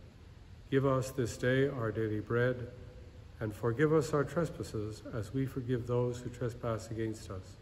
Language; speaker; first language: English; native; English